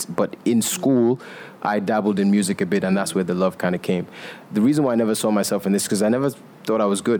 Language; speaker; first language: English; non-native, local second language; Yoruba